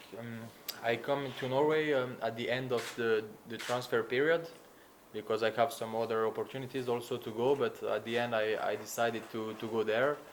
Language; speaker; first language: English; non-native, learner; Slovenian